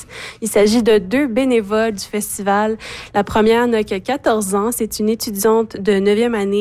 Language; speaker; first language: French; native; French